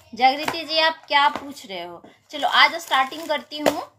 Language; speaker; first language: Hindi; native; Hindi